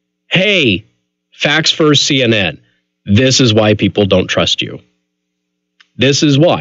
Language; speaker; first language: English; native; English